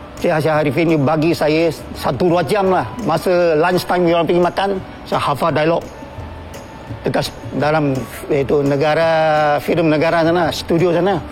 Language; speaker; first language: Malay; non-native, local second language; Chinese